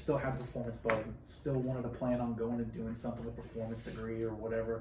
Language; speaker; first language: English; native; English